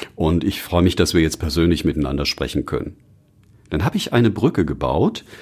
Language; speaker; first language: German; native; German